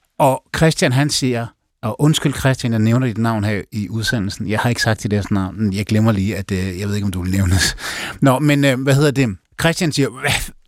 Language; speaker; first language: Danish; native; Danish